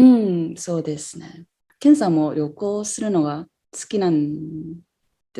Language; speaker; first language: Japanese; non-native, fluent; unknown